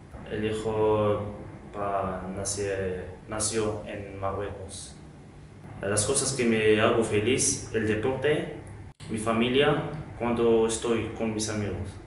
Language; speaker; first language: Spanish; non-native, learner; Arabic